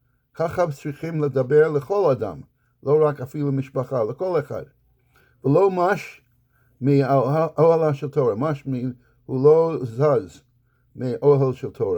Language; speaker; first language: Hebrew; non-native, fluent; English